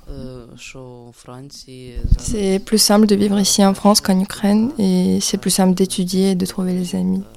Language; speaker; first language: French; early bilingual, other home language; Ukrainian